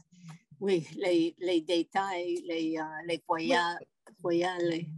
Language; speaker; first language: French; non-native, fluent; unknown